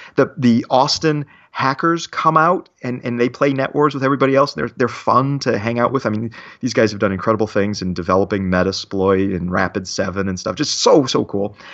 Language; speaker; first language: English; native; English